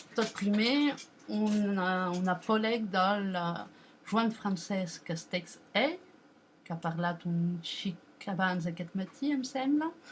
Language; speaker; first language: Catalan; non-native, local second language; French